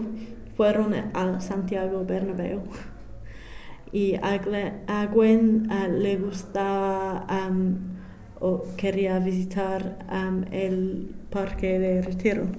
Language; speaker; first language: Spanish; non-native, fluent; English